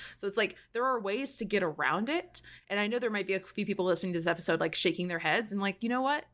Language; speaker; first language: English; native; English